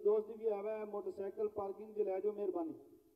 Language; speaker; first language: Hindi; non-native, local second language; Punjabi